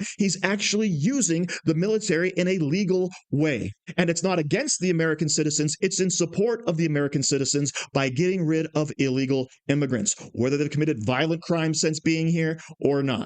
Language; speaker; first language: English; native; English